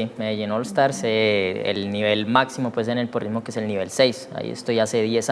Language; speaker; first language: Spanish; native; Spanish